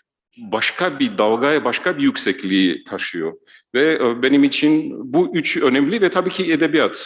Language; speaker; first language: Turkish; non-native, fluent; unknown